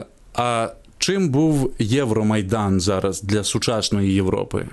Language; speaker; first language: Ukrainian; native; Ukrainian